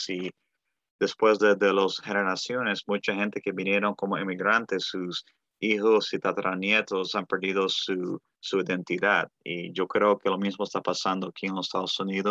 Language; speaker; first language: Spanish; early bilingual, heritage; Spanish